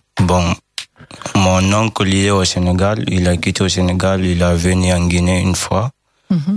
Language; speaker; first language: French; non-native, learner; Fula